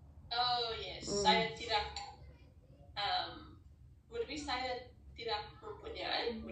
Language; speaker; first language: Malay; non-native, learner; English